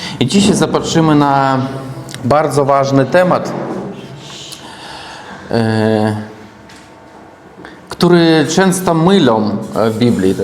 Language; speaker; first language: Polish; non-native, learner; Russian